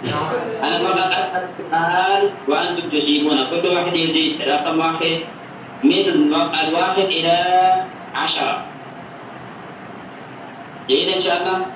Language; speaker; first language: Arabic; non-native, fluent; Urdu